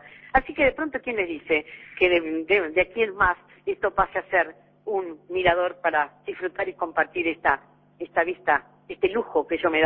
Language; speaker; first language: Spanish; native; Spanish